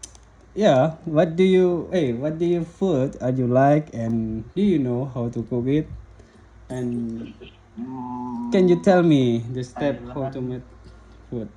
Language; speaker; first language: English; non-native, learner; Indonesian